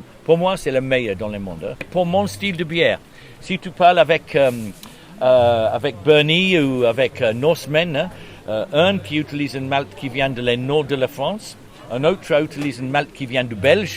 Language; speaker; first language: French; non-native, learner; English